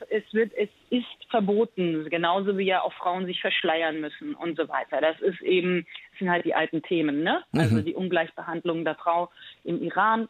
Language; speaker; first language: German; early bilingual, other home language; Persian